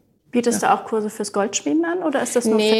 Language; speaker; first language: German; native; German